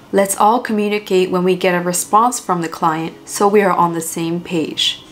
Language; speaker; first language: English; early bilingual, other home language; Japanese